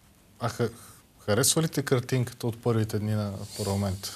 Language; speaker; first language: Bulgarian; native; Bulgarian